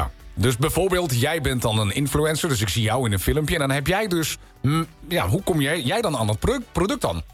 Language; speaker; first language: Dutch; native; Dutch